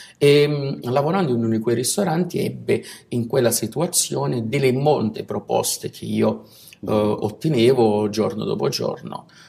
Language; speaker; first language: Italian; non-native, fluent; Portuguese